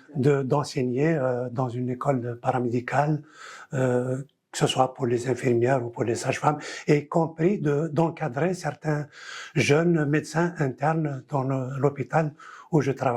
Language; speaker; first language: French; non-native, local second language; Kabyle